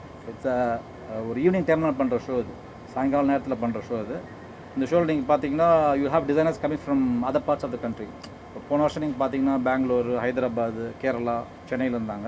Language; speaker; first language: Tamil; native; Tamil